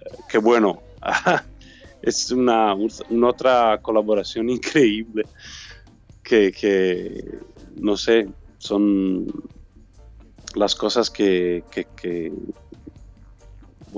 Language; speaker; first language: Spanish; non-native, learner; Italian